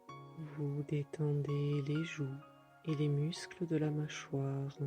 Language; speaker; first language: French; native; French